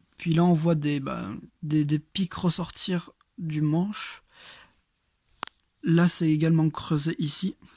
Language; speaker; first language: French; native; French